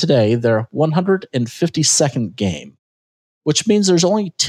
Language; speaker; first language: English; native; English